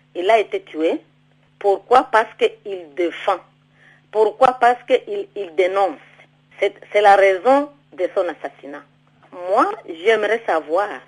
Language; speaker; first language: French; non-native, local second language; Swahili